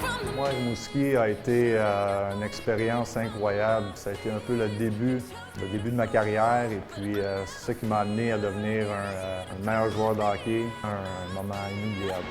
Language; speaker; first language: French; native; French